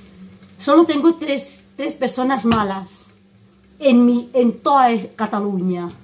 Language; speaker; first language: Spanish; non-native, fluent; Armenian